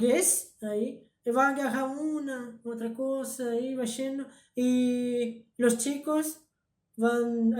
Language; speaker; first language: Spanish; early bilingual, heritage; Spanish